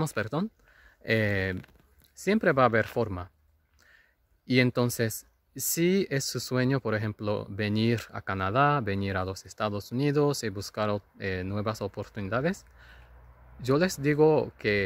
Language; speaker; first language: Spanish; non-native, fluent; Japanese